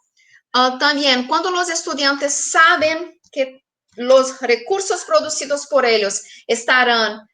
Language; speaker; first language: Spanish; non-native, fluent; Portuguese